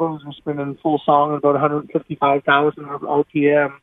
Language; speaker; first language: English; native; English